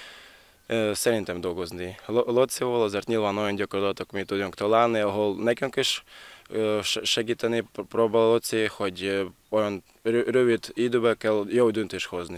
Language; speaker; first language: Hungarian; non-native, learner; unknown